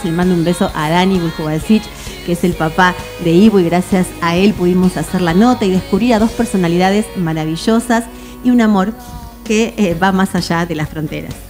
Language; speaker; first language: Spanish; native; Spanish